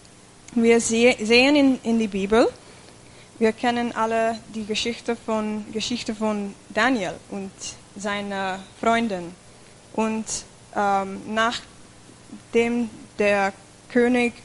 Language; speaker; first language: German; non-native, fluent; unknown